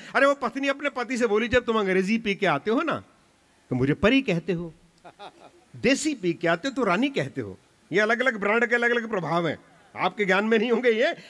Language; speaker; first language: Hindi; non-native, local second language; Punjabi